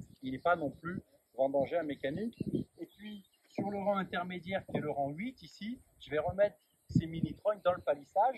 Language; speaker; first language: French; native; French